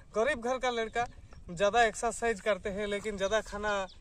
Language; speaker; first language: Hindi; non-native, local second language; Bangla